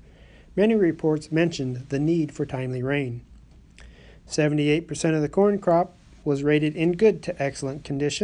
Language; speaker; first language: English; native; English